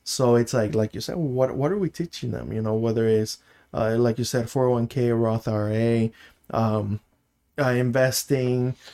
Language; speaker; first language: English; early bilingual, other home language; Spanish